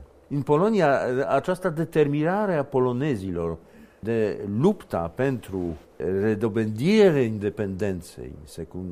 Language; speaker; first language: Romanian; non-native, fluent; Polish